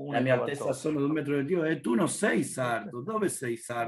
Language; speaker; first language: Italian; non-native, learner; Spanish